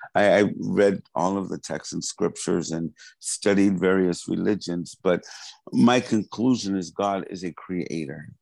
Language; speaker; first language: English; native; English